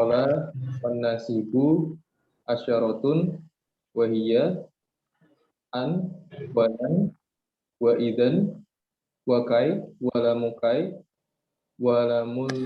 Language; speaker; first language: Arabic; non-native, learner; Indonesian